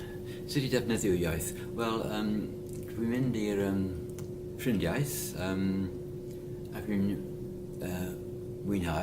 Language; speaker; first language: Welsh; non-native, learner; English